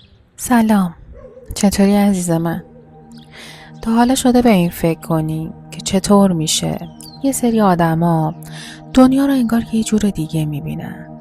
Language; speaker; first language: Persian; native; Persian